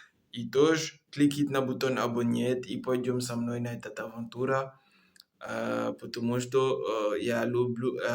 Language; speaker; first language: Russian; non-native, learner; Comorian